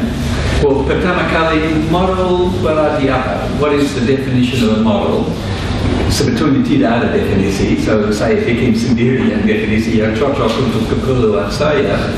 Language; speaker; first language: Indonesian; non-native, fluent; English